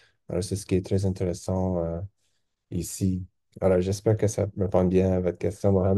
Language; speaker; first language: French; non-native, local second language; English